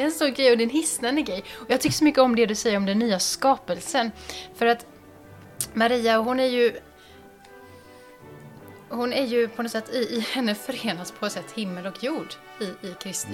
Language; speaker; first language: Swedish; native; Swedish